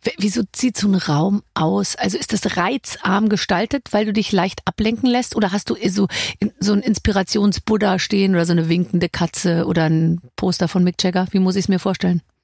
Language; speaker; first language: German; native; German